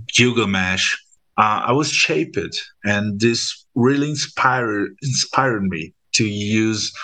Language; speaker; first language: English; non-native, fluent; Portuguese